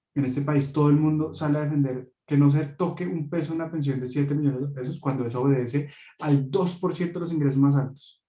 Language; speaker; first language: Spanish; native; Spanish